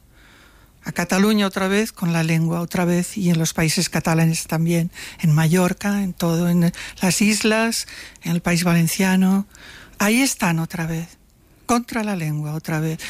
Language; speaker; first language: Spanish; non-native, local second language; Catalan